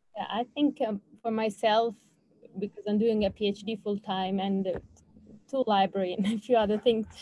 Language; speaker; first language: English; non-native, fluent; Italian